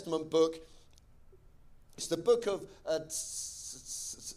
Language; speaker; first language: English; native; English